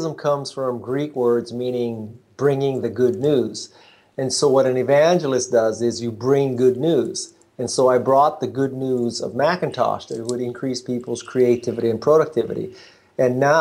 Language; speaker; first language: English; native; English